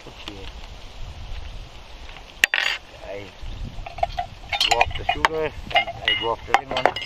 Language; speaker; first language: English; non-native, learner; Romanian